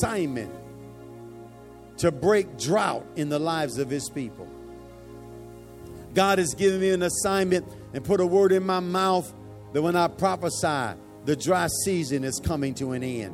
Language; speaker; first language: English; native; English